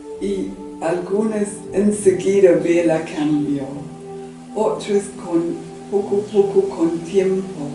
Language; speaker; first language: Spanish; non-native, learner; English